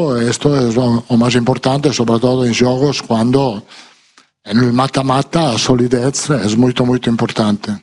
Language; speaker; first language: Portuguese; non-native, fluent; Italian